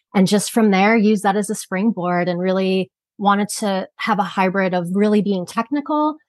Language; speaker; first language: English; native; English